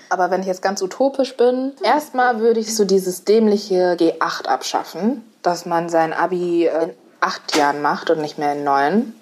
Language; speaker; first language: German; native; German